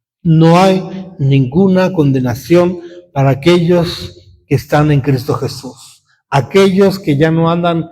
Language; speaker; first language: Spanish; native; Spanish